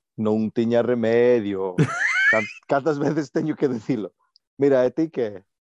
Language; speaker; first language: Galician; non-native, local second language; Spanish